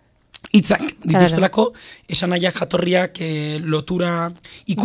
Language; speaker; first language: Basque; native; Basque